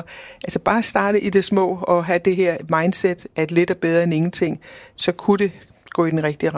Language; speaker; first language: Danish; native; Danish